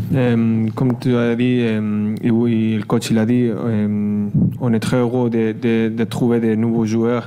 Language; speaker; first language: French; non-native, learner; Spanish